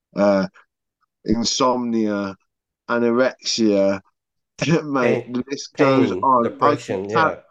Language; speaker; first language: English; early bilingual, other home language; Spanish